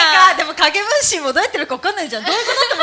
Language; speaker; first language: Japanese; native; Japanese